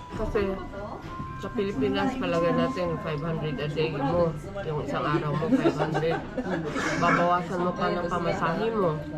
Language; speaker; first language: Filipino; native; Filipino